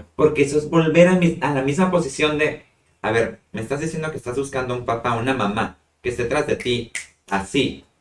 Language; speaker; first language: Spanish; native; Spanish